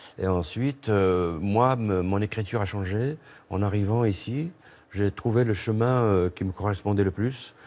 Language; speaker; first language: French; non-native, local second language; Kabyle